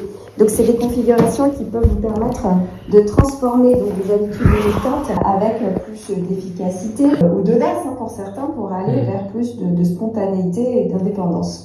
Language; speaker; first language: French; native; French